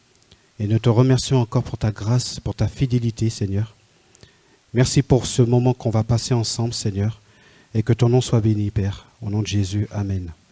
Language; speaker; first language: French; native; French